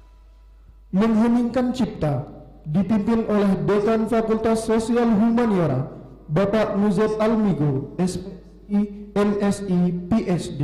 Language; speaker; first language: Indonesian; native; Indonesian